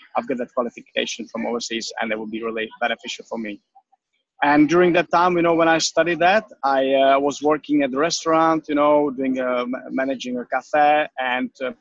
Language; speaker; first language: English; non-native, fluent; Czech